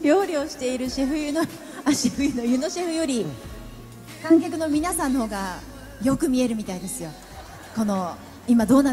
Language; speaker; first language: Japanese; native; Japanese